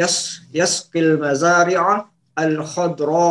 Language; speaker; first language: Arabic; non-native, learner; Indonesian